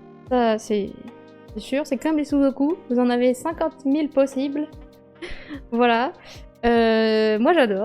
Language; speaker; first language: French; native; French